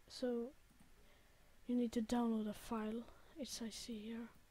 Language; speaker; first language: English; non-native, learner; Swedish